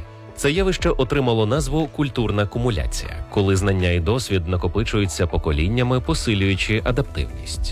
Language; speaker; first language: Ukrainian; native; Ukrainian